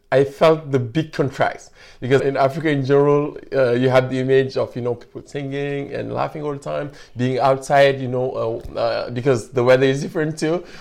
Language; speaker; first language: English; non-native, fluent; Wolof